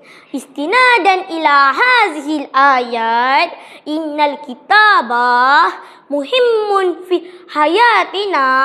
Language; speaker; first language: Arabic; non-native, learner; Malay